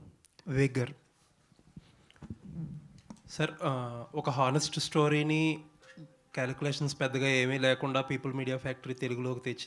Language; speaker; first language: Telugu; native; Telugu